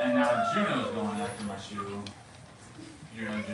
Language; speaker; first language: English; native; English